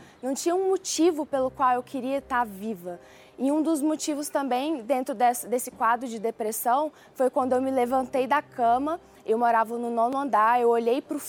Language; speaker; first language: Portuguese; early bilingual, other home language; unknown